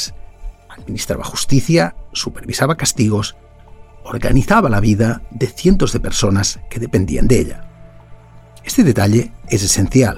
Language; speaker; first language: Spanish; native; Spanish